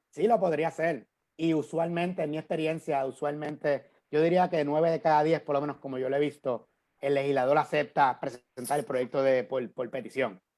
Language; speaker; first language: Spanish; native; Spanish